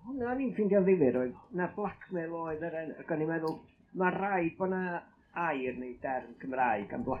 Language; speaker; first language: Welsh; native; Welsh